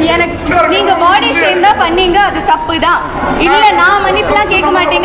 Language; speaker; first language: Tamil; non-native, fluent; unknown